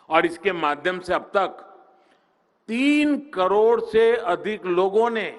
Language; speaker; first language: Hindi; non-native, local second language; Gujarati